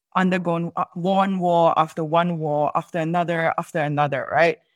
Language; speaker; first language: English; native; English